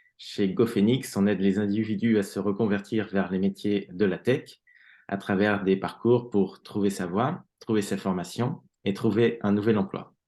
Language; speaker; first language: French; native; French